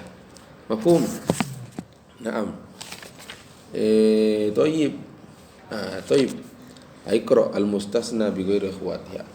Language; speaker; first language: Arabic; non-native, fluent; Indonesian